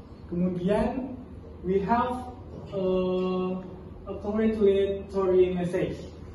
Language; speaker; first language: English; non-native, learner; Indonesian